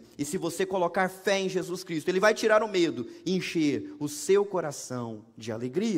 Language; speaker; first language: Portuguese; native; Portuguese